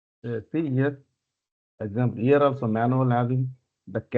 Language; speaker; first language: English; non-native, learner; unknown